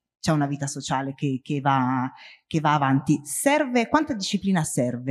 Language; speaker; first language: Italian; native; Italian